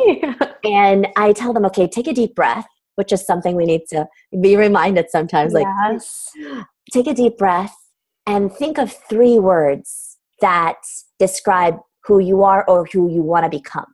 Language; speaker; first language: English; non-native, fluent; Turkish